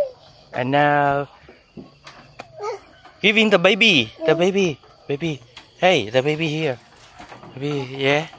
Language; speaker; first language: English; non-native, learner; Vietnamese